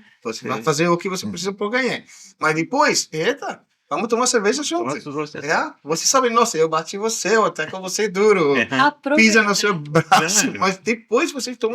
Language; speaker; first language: Portuguese; non-native, learner; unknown